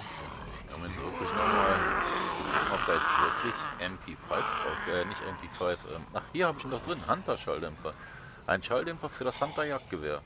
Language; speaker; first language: German; native; German